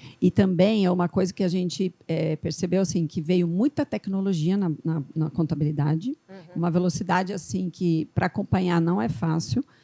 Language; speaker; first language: Portuguese; early bilingual, other home language; Spanish